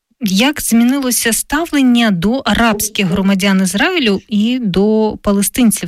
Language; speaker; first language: Ukrainian; native; Ukrainian